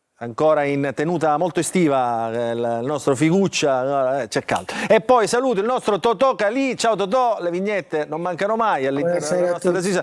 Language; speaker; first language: Italian; native; Italian